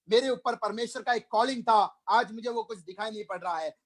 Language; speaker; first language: Hindi; non-native, local second language; Malayalam